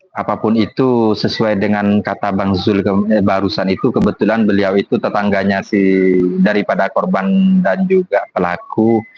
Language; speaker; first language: Indonesian; non-native, local second language; Madurese